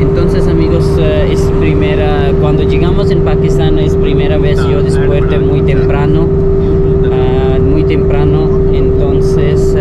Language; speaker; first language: Spanish; non-native, learner; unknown